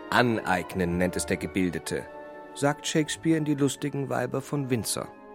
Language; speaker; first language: German; native; German